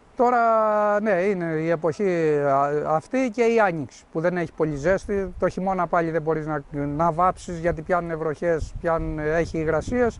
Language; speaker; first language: Greek; native; Greek